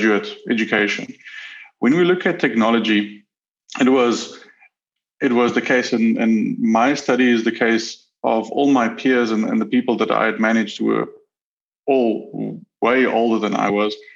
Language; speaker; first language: English; non-native, local second language; Afrikaans